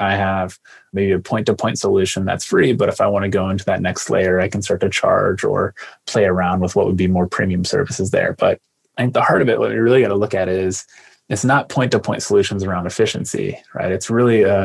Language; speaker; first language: English; native; English